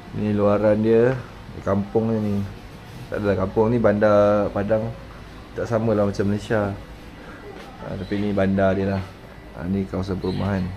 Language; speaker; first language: Malay; native; Malay